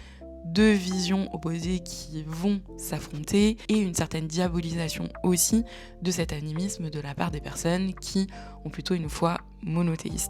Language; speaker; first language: French; native; French